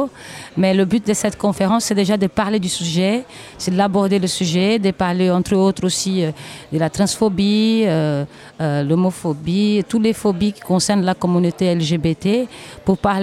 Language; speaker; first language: French; non-native, fluent; Portuguese